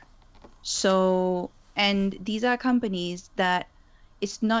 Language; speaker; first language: English; non-native, local second language; Urdu